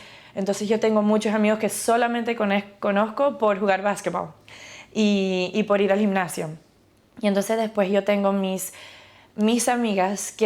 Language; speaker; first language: Spanish; early bilingual, other home language; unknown